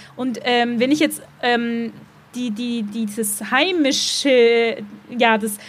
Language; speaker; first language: German; native; German